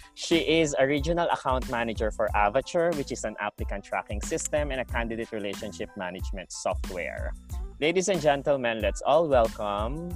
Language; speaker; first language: English; non-native, local second language; Filipino